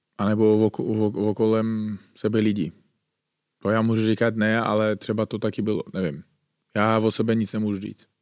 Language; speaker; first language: Czech; non-native, fluent; Uzbek